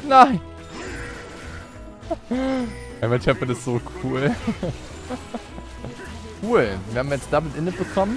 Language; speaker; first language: German; native; German